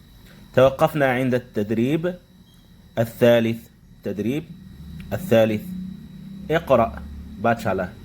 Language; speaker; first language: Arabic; non-native, fluent; Indonesian